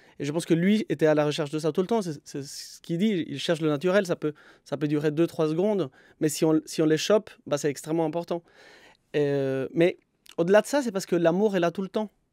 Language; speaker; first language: French; non-native, fluent; Spanish